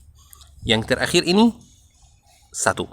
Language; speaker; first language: Indonesian; non-native, learner; Arabic